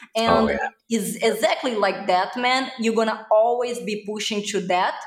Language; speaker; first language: English; non-native, fluent; Portuguese